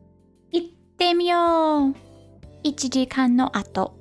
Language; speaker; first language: Japanese; non-native, learner; English